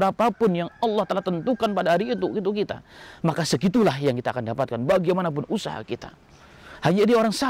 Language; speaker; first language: Indonesian; native; Indonesian